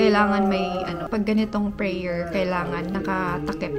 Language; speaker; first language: Filipino; native; Filipino